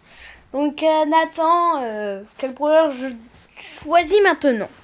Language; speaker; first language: French; native; French